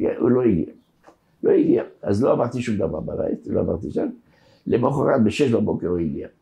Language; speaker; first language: Hebrew; non-native, fluent; French